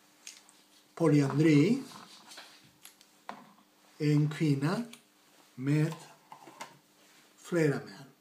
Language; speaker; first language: Swedish; non-native, fluent; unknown